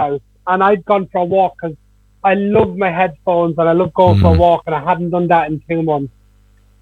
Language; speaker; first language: English; native; English